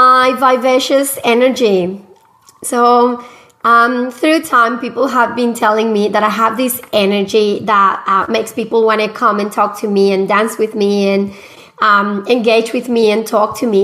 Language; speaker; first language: English; non-native, fluent; Spanish